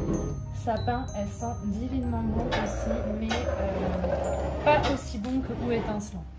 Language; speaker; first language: French; native; French